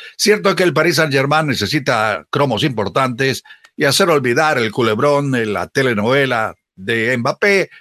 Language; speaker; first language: Spanish; native; Spanish